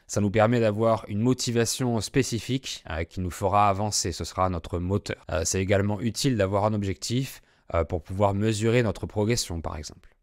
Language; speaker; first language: French; native; French